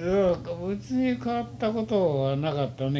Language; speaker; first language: Japanese; native; Japanese